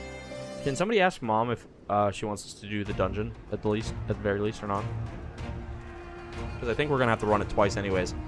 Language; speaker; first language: English; native; English